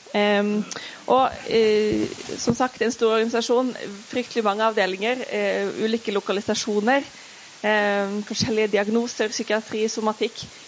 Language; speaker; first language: Norwegian; native; Norwegian